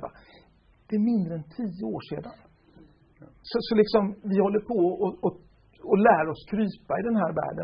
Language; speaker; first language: Swedish; native; Swedish